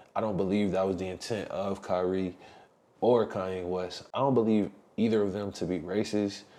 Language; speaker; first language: English; native; English